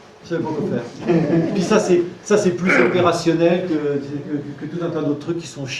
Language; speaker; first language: French; native; French